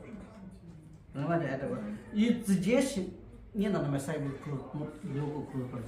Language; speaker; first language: Russian; non-native, learner; Tajik